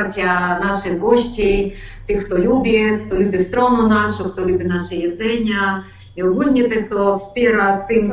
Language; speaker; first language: Polish; non-native, learner; Ukrainian